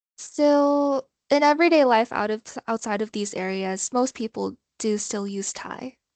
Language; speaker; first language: English; non-native, fluent; Thai